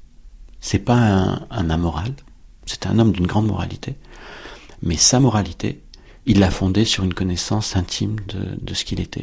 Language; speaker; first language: French; native; French